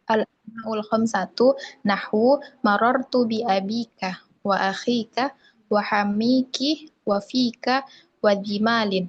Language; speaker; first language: Arabic; non-native, learner; Indonesian